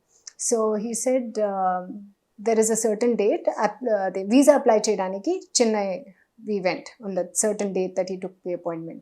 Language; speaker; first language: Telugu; non-native, local second language; Hindi